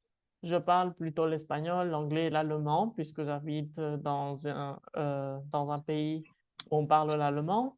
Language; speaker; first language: French; non-native, fluent; Spanish